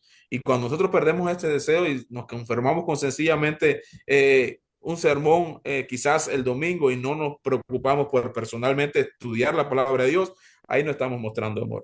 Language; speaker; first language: Spanish; native; Spanish